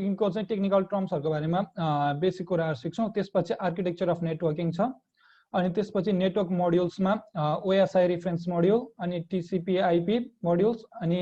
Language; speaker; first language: Nepali; native; Nepali